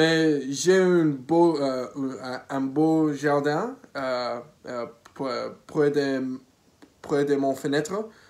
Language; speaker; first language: French; non-native, learner; English